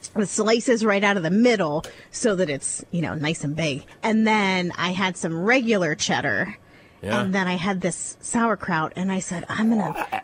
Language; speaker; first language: English; native; English